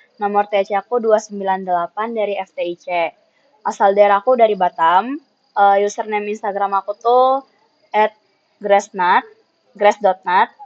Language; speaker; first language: Indonesian; native; Indonesian